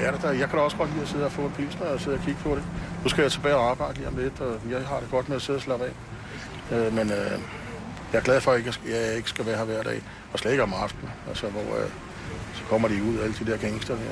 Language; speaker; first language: Danish; native; Danish